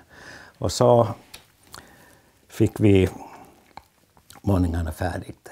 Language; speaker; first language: Swedish; non-native, fluent; Finnish